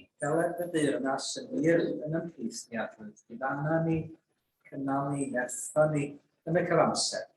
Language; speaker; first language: Welsh; native; Welsh